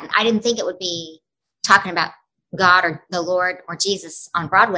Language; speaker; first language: English; native; English